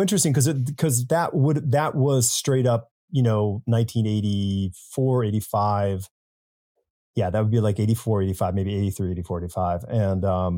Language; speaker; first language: English; native; English